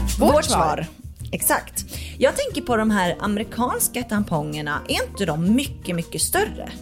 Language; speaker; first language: Swedish; native; Swedish